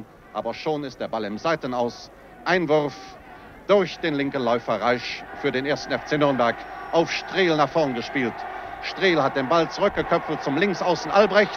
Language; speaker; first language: German; native; German